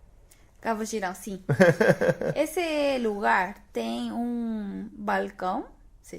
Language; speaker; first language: Portuguese; non-native, fluent; Spanish